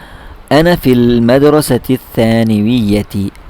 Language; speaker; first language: Arabic; non-native, fluent; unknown